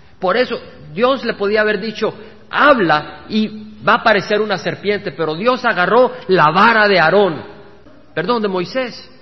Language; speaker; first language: Spanish; native; Spanish